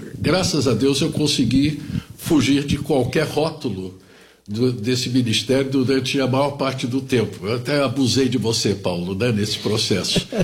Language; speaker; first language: Portuguese; early bilingual, other home language; German